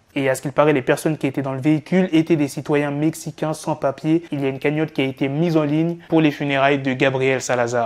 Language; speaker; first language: French; native; French